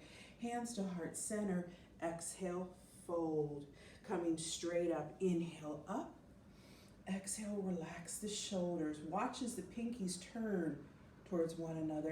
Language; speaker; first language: English; native; English